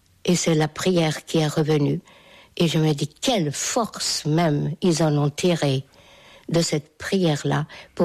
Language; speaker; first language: French; non-native, fluent; Hungarian